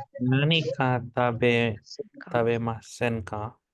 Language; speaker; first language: Japanese; non-native, learner; Indonesian